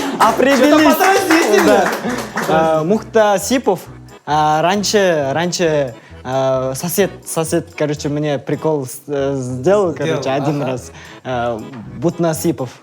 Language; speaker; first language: Russian; non-native, local second language; Kazakh